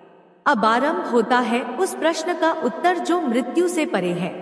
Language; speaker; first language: Hindi; native; Hindi